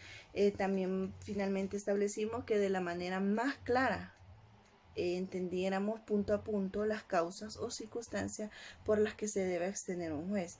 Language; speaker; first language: Spanish; native; Spanish